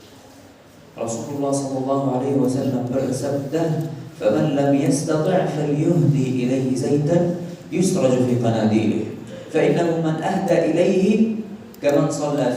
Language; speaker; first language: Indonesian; non-native, fluent; Arabic